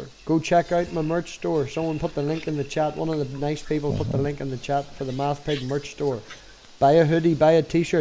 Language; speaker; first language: English; native; English